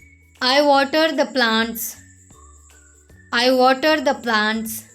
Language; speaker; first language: English; non-native, local second language; Hindi